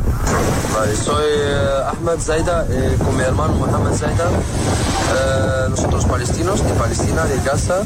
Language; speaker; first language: Spanish; non-native, learner; Arabic